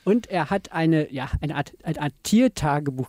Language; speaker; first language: German; native; German